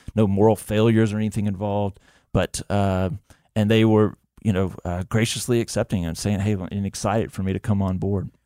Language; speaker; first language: English; native; English